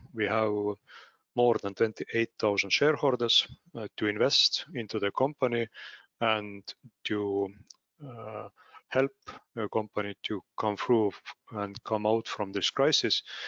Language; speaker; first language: English; non-native, fluent; Estonian